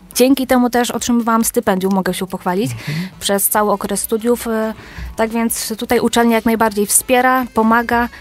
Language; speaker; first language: Polish; native; Polish